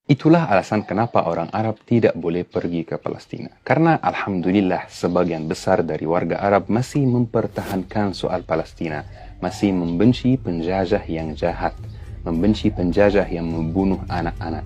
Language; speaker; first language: Indonesian; non-native, fluent; Arabic